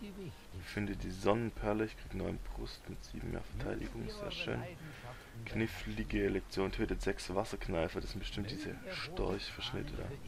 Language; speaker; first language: German; native; German